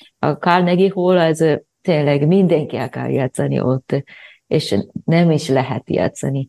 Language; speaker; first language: Hungarian; non-native, learner; Japanese